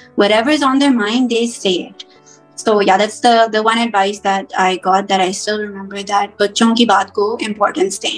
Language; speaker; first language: English; early bilingual, other home language; Hindi